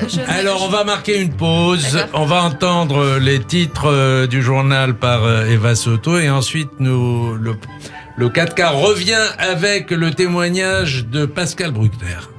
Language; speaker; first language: French; native; French